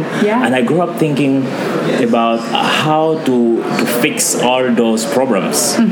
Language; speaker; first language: English; non-native, local second language; French